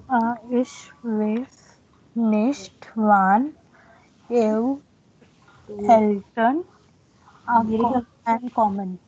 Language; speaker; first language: German; non-native, learner; Hindi